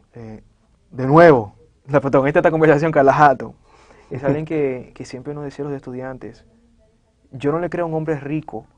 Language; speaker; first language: Spanish; native; Spanish